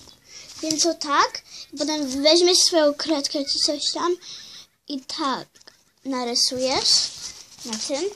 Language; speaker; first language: Polish; early bilingual, heritage; Polish